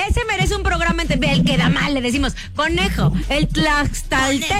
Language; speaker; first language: Spanish; native; Spanish